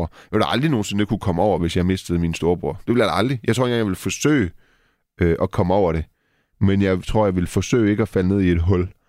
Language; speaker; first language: Danish; native; Danish